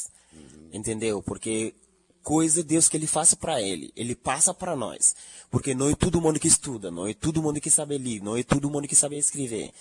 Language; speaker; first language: Portuguese; non-native, learner; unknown